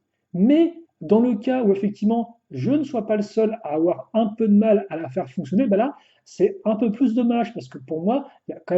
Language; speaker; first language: French; native; French